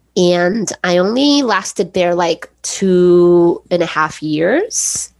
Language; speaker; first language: English; early bilingual, other home language; Spanish